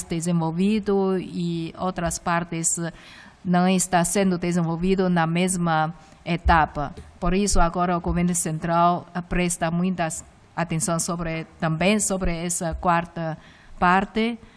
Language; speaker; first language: Portuguese; non-native, fluent; Chinese